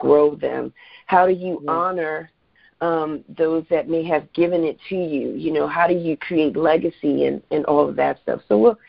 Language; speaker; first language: English; native; English